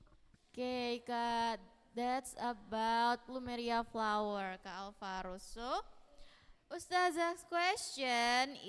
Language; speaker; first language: English; non-native, learner; Indonesian